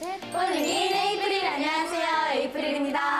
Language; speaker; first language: Korean; native; Korean